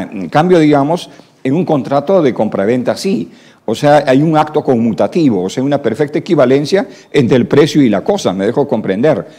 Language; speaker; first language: Spanish; native; Spanish